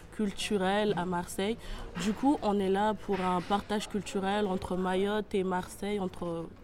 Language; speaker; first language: French; non-native, local second language; Comorian